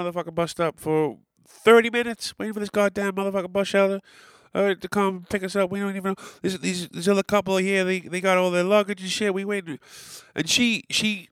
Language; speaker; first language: English; native; English